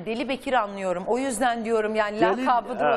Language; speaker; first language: Turkish; native; Turkish